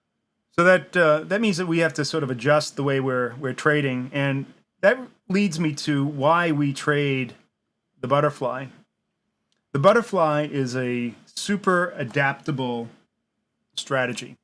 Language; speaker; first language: English; native; English